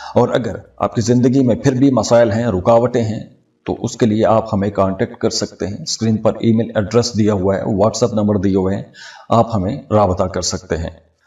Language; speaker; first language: Urdu; native; Urdu